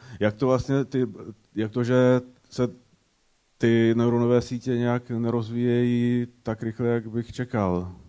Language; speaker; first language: Czech; native; Czech